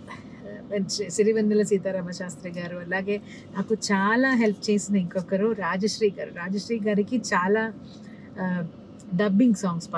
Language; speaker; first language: Telugu; non-native, local second language; Malayalam